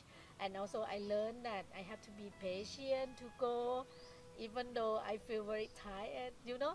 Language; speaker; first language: English; non-native, fluent; Thai